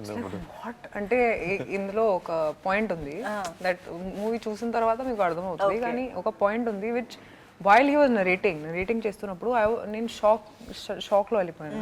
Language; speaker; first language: Telugu; non-native, fluent; Hindi